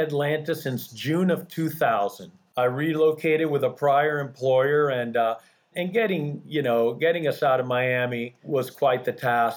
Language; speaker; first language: English; early bilingual, other home language; Spanish